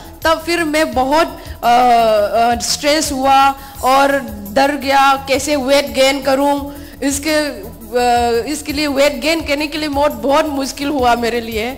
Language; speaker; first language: Hindi; non-native, local second language; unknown